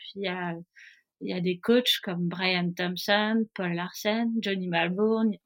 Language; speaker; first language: French; native; French